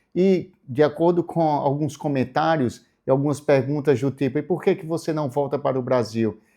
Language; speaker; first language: Portuguese; native; Portuguese